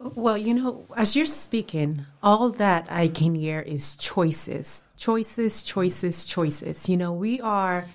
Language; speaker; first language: English; early bilingual, other home language; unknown